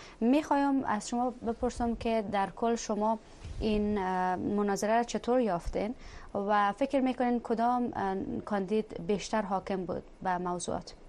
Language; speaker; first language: Persian; native; Persian